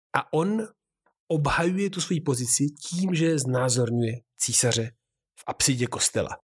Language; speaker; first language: Czech; native; Czech